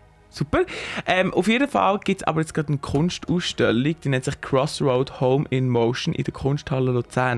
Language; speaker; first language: German; native; German